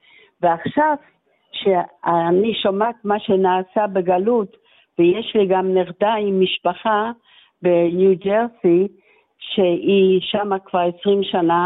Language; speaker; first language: Hebrew; non-native, fluent; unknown